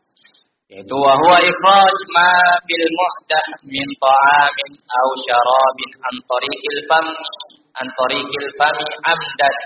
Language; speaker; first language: Arabic; non-native, fluent; Indonesian